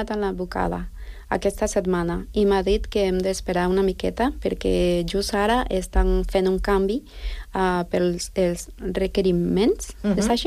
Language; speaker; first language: Catalan; non-native, fluent; Spanish